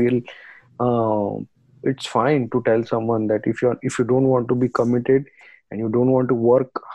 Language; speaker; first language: English; non-native, local second language; Marathi